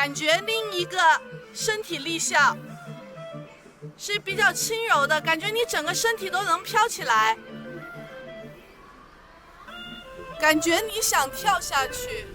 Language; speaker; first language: Chinese; native; Chinese